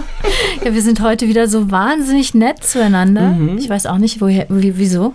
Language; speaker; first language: German; native; German